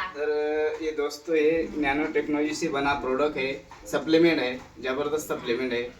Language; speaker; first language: Hindi; non-native, local second language; Marathi